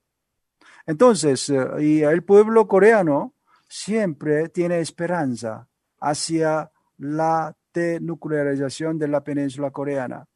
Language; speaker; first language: Spanish; non-native, learner; Korean